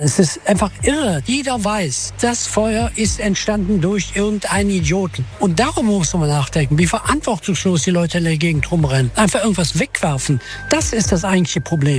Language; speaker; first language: German; native; German